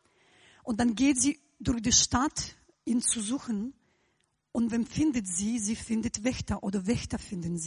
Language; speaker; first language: German; non-native, fluent; Russian